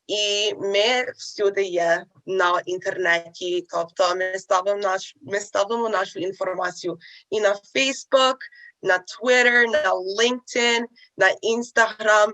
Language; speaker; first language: Ukrainian; early bilingual, heritage; Ukrainian